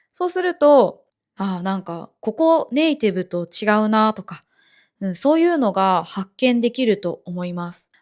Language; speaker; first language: Japanese; native; Japanese